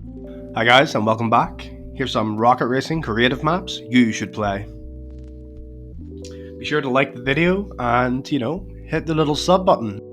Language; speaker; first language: English; native; English